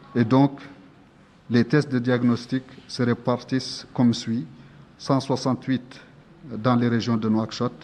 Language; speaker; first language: French; non-native, local second language; Arabic